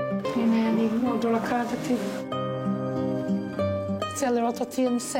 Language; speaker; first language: Hebrew; non-native, fluent; English